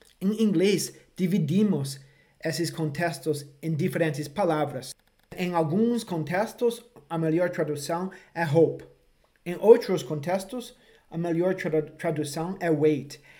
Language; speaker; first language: Portuguese; non-native, fluent; English